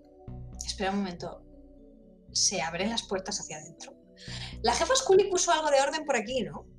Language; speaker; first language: Spanish; native; Spanish